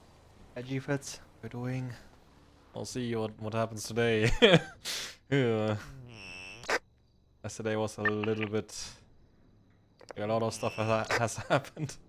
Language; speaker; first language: English; non-native, fluent; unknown